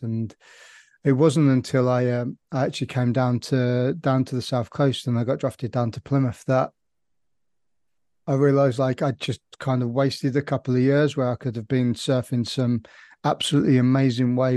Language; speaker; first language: English; native; English